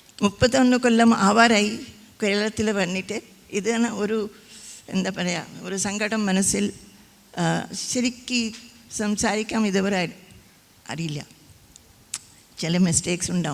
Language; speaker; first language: Malayalam; non-native, fluent; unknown